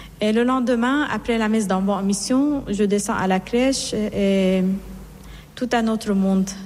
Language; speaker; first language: French; non-native, fluent; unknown